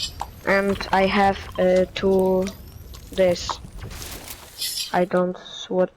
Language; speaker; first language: English; non-native, learner; Polish